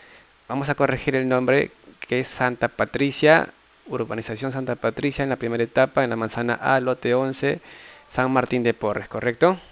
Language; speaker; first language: Spanish; native; Spanish